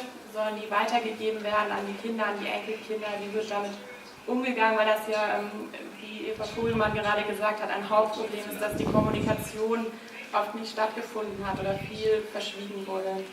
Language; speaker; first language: German; native; German